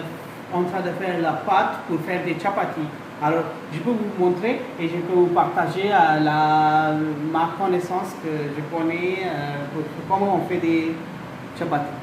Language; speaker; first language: French; non-native, fluent; Hindi